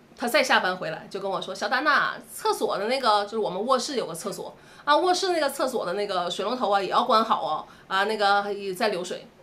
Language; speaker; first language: Chinese; native; Chinese